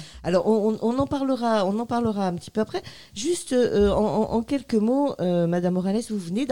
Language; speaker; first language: French; native; French